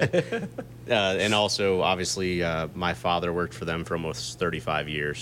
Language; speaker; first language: English; native; English